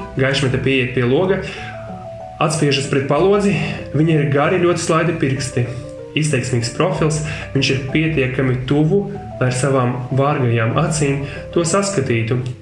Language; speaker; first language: Latvian; non-native, local second language; Russian